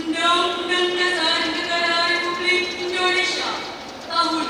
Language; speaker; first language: Indonesian; native; Indonesian